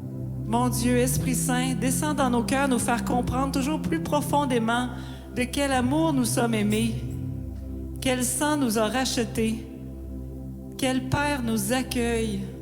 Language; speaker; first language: French; native; French